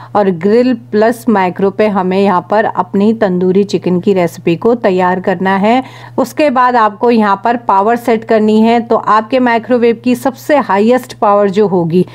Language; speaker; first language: Hindi; native; Hindi